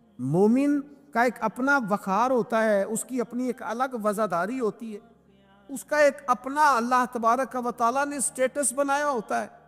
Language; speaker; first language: Urdu; non-native, local second language; Punjabi